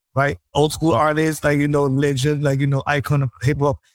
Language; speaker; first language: English; non-native, fluent; French